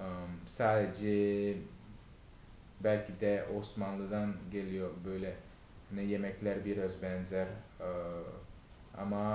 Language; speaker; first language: Turkish; non-native, fluent; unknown